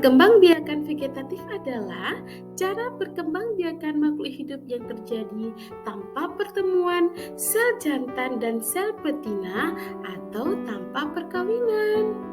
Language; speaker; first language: Indonesian; native; Indonesian